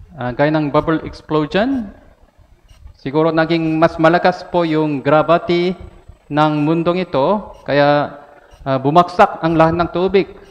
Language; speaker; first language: Filipino; non-native, fluent; Korean